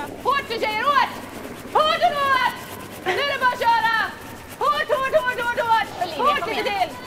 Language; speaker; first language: Swedish; native; Swedish